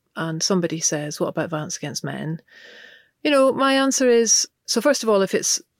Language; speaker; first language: English; native; English